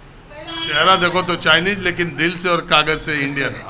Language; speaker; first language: Hindi; native; Hindi